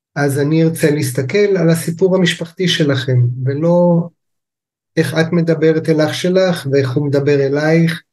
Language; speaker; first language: Hebrew; native; Hebrew